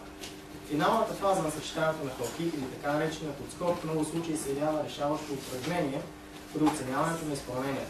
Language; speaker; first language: Bulgarian; native; Bulgarian